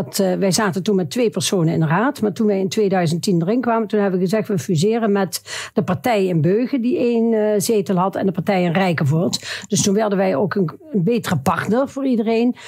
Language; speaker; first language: Dutch; native; Dutch